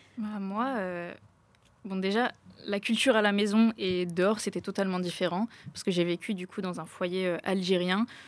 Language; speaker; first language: French; native; French